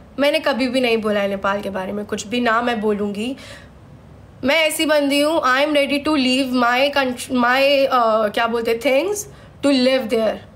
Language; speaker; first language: Urdu; native; Urdu